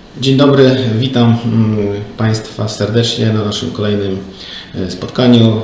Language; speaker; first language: Polish; native; Polish